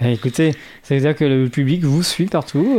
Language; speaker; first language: French; native; French